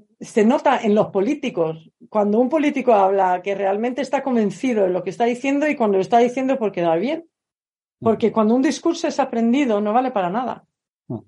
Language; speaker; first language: Spanish; non-native, fluent; Swedish